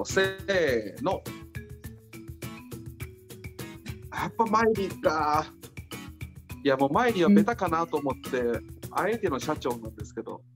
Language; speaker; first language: Japanese; native; Japanese